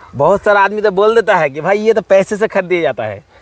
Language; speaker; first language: Hindi; non-native, local second language; Bangla